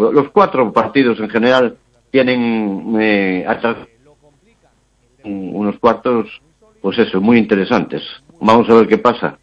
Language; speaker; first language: Spanish; native; Spanish